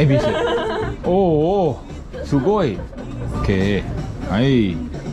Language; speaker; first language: Japanese; non-native, learner; Thai